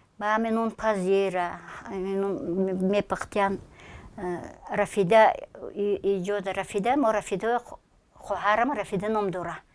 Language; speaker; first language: Tajik; non-native, local second language; Russian